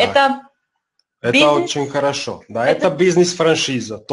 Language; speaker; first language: Russian; non-native, learner; Serbian